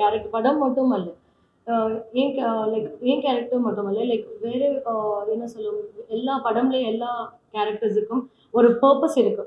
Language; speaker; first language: Tamil; non-native, fluent; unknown